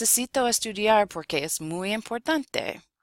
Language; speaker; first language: Spanish; non-native, fluent; English